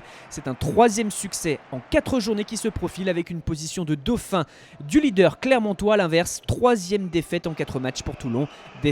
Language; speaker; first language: French; native; French